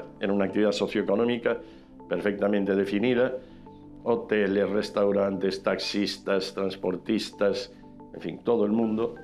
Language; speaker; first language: Spanish; native; Spanish